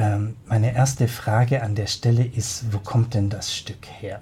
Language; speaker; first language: German; native; German